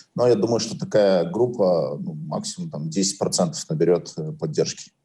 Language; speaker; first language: Russian; native; Russian